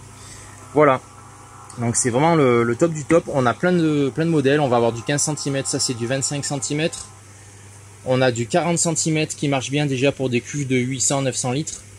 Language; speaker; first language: French; native; French